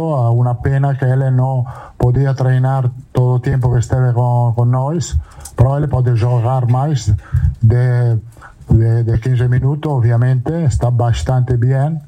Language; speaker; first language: Portuguese; non-native, fluent; Italian